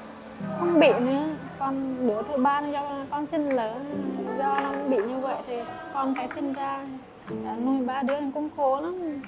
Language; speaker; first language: Vietnamese; native; Vietnamese